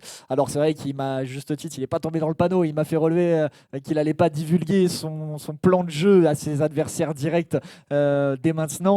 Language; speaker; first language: French; native; French